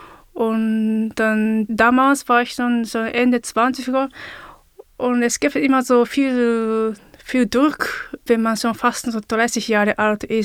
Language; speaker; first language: German; non-native, fluent; Japanese